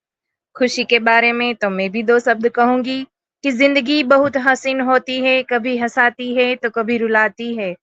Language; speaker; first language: Hindi; native; Hindi